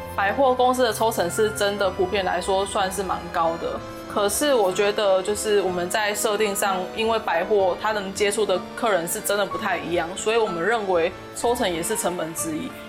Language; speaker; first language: Chinese; native; Chinese